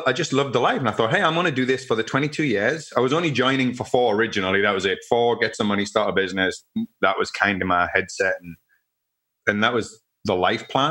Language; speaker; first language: English; native; English